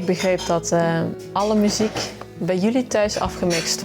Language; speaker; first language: Dutch; native; Dutch